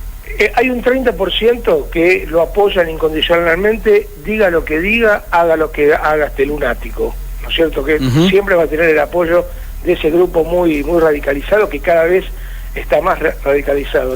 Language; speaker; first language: Spanish; native; Spanish